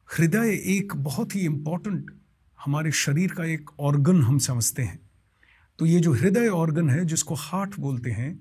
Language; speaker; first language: Hindi; non-native, local second language; Bangla